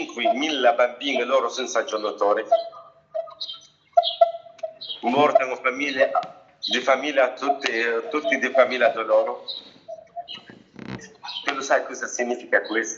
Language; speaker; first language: Italian; non-native, learner; Arabic